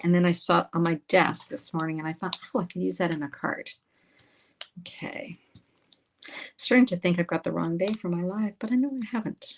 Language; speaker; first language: English; native; English